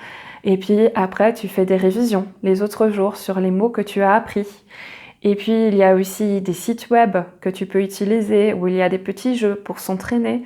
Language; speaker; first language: French; native; French